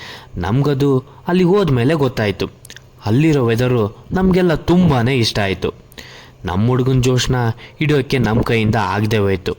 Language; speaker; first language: Kannada; native; Kannada